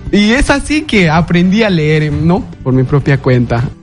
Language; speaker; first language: Spanish; non-native, local second language; Shipibo-Conibo